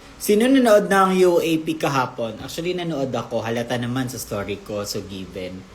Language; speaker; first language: Filipino; native; Filipino